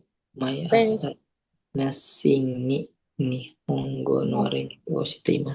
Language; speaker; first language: Japanese; non-native, learner; Indonesian